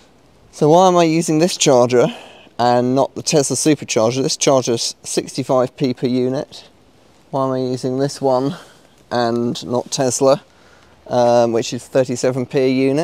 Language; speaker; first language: English; native; English